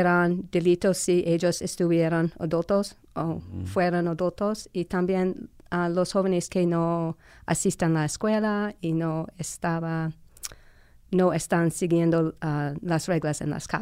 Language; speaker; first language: Spanish; non-native, fluent; English